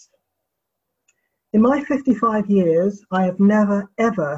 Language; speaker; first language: English; native; English